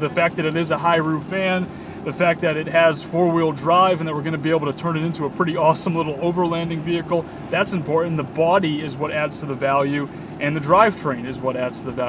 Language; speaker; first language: English; native; English